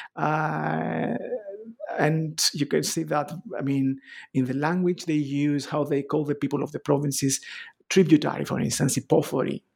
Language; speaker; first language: English; non-native, fluent; Greek